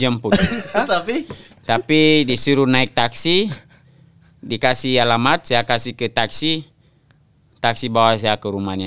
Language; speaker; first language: Indonesian; non-native, local second language; French